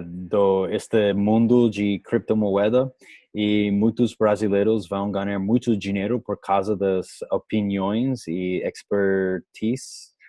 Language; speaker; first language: Portuguese; non-native, learner; English